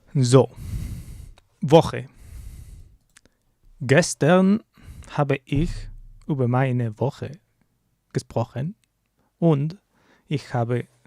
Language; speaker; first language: German; non-native, learner; English